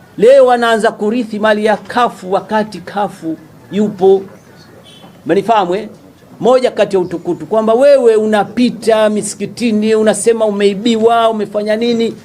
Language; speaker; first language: Swahili; native; Swahili